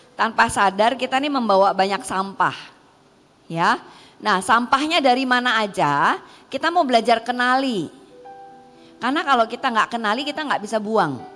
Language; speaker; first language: Indonesian; early bilingual, heritage; Indonesian